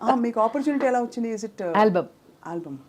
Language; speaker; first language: Telugu; native; Telugu